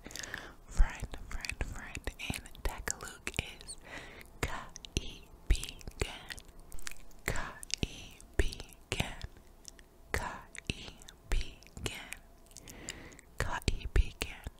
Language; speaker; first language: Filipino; non-native, learner; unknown